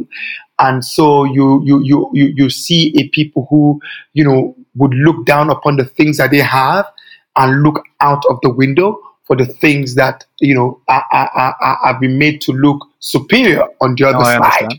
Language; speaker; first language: English; non-native, local second language; Yoruba